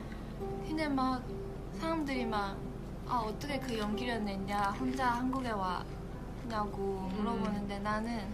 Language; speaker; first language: Korean; non-native, fluent; Chinese